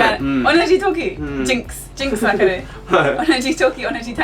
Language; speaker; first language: Japanese; non-native, learner; English